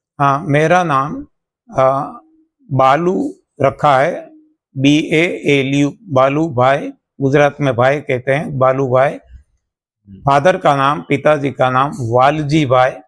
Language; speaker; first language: Hindi; non-native, local second language; Gujarati